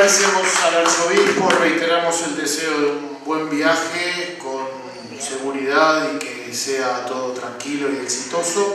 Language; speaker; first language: Spanish; native; Spanish